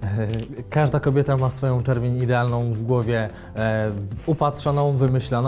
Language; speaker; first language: Polish; native; Polish